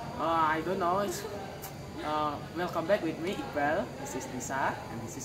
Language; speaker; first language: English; non-native, learner; Indonesian